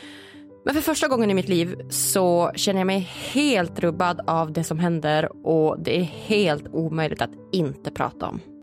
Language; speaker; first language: Swedish; native; Swedish